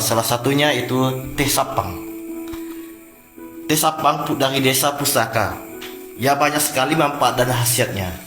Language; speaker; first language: Indonesian; native; Indonesian